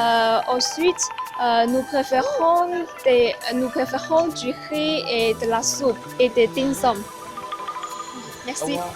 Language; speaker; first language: French; non-native, learner; Chinese